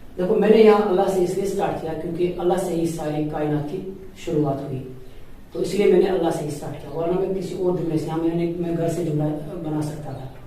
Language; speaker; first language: Urdu; non-native, local second language; Kashmiri